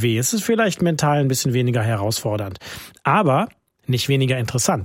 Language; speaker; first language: German; native; German